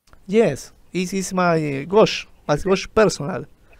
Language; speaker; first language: English; non-native, learner; Spanish